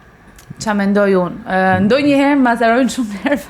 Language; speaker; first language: Albanian; native; Albanian